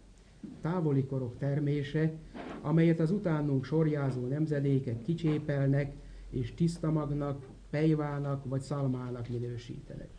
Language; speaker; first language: Hungarian; native; Hungarian